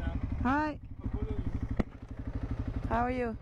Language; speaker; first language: English; non-native, fluent; German